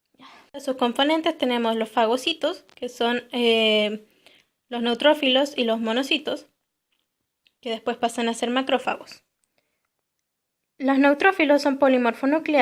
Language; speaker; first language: Spanish; native; Spanish